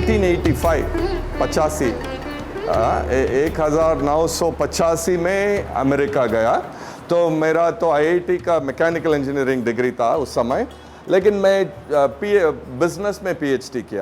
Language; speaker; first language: Hindi; non-native, local second language; Tamil